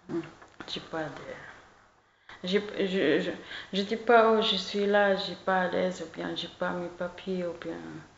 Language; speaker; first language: French; non-native, learner; Arabic